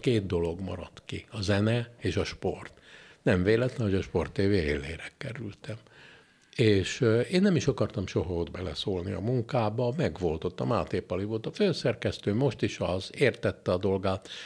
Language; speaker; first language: Hungarian; native; Hungarian